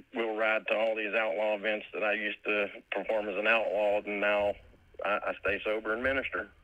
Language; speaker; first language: English; native; English